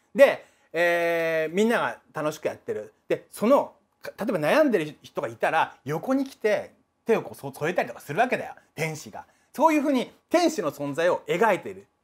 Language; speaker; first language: Japanese; native; Japanese